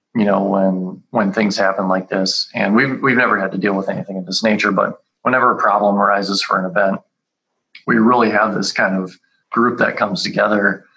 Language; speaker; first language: English; native; English